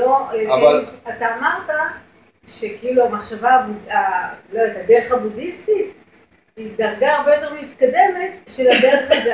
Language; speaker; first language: Hebrew; native; Hebrew